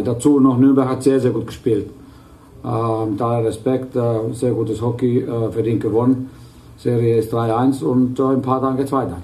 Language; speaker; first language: German; non-native, fluent; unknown